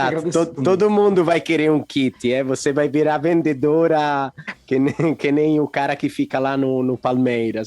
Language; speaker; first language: Portuguese; non-native, fluent; Italian